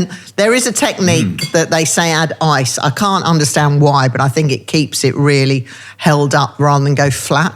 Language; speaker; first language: English; native; English